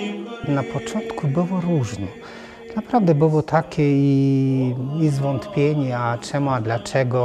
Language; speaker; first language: Polish; non-native, fluent; Ukrainian